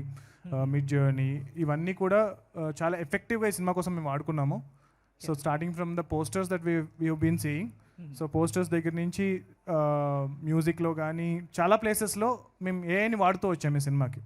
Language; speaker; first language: Telugu; native; Telugu